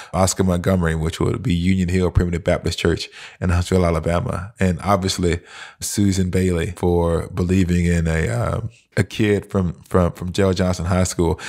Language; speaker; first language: English; native; English